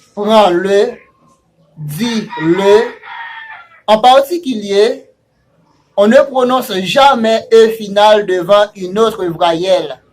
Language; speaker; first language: French; non-native, fluent; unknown